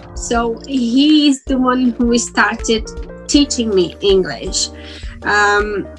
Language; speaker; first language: English; non-native, fluent; Portuguese